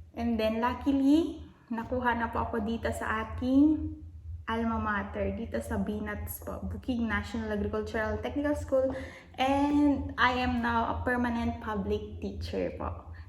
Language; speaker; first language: Filipino; non-native, local second language; Iloko